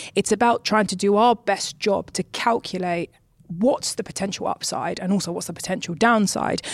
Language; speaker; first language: English; native; English